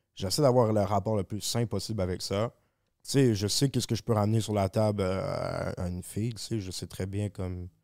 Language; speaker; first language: French; native; French